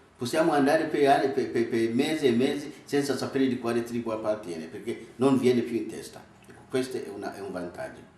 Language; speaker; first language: Italian; non-native, fluent; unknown